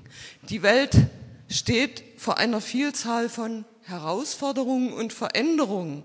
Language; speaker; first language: German; native; German